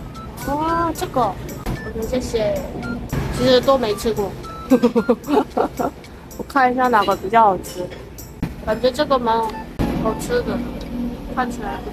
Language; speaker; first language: Chinese; non-native, learner; Korean